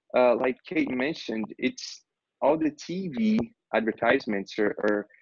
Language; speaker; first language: English; non-native, fluent; Portuguese